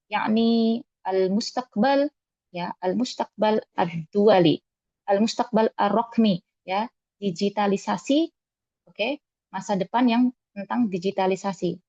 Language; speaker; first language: Arabic; non-native, learner; Indonesian